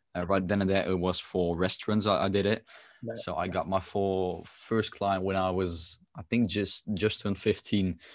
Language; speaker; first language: English; non-native, fluent; Dutch